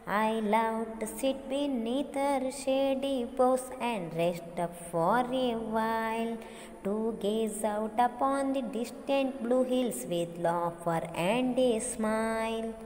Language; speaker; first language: English; non-native, local second language; Kannada